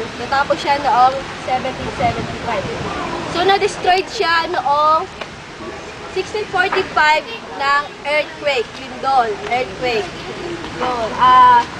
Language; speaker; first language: Filipino; native; Filipino